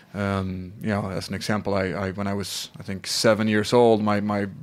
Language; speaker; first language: English; non-native, fluent; Swedish